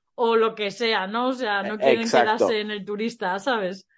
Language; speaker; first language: Spanish; native; Spanish